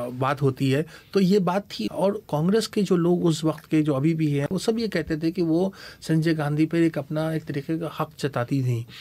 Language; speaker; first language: Hindi; native; Hindi